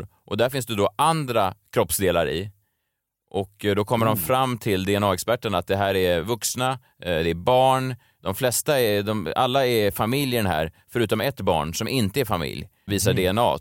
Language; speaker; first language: Swedish; native; Swedish